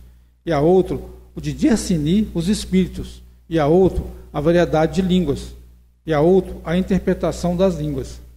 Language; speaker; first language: Portuguese; native; Portuguese